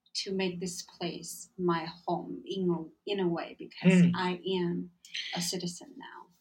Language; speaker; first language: English; non-native, fluent; Chinese